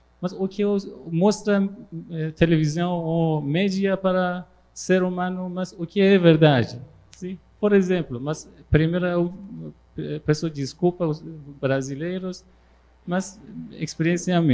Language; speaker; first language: Portuguese; non-native, learner; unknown